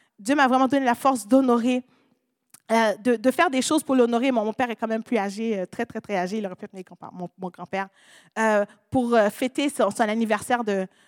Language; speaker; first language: French; non-native, local second language; Haitian Creole